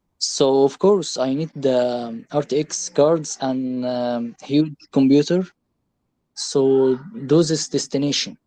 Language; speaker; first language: English; non-native, learner; Arabic